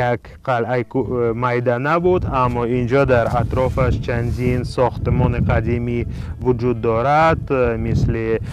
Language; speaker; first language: Persian; non-native, fluent; Russian